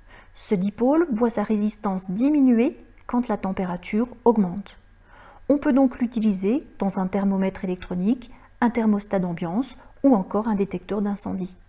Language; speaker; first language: French; native; French